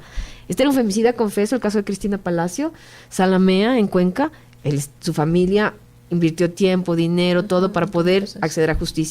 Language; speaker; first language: Spanish; native; Spanish